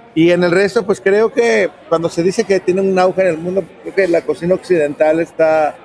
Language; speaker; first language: Spanish; native; Spanish